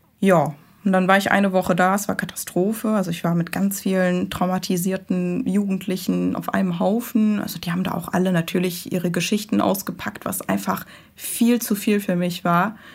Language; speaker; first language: German; early bilingual, other home language; Persian